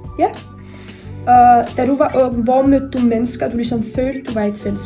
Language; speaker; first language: Danish; native; Danish